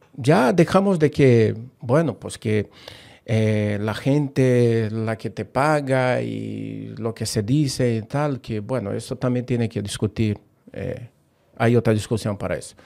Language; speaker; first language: Spanish; non-native, fluent; Portuguese